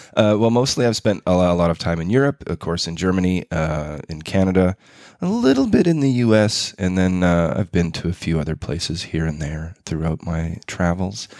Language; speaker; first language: English; native; English